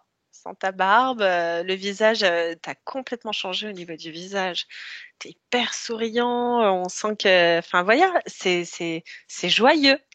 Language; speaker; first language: French; native; French